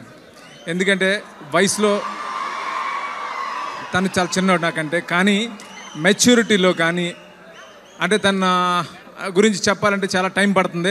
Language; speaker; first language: Telugu; native; Telugu